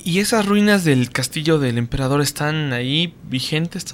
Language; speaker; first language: Spanish; native; Spanish